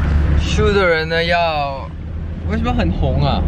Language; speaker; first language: Chinese; non-native, learner; Thai